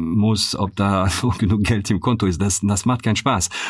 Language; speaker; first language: German; non-native, fluent; French